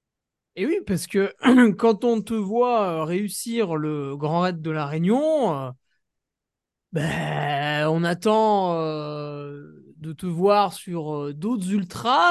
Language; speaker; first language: French; native; French